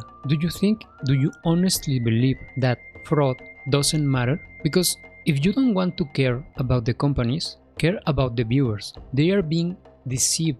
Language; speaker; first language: English; non-native, fluent; Spanish